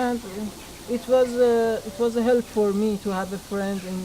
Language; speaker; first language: English; non-native, learner; Persian